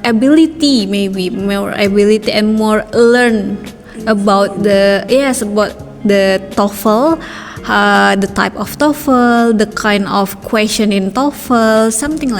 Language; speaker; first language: English; non-native, learner; Indonesian